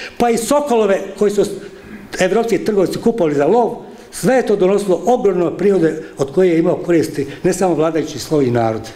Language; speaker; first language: Croatian; native; Croatian